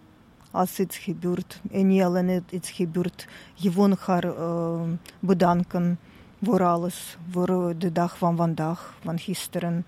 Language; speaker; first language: Dutch; non-native, learner; Russian